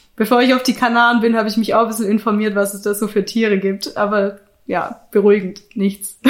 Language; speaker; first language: German; native; German